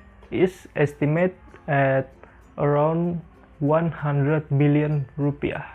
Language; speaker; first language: English; non-native, learner; Indonesian